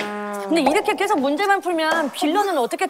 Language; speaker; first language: Korean; native; Korean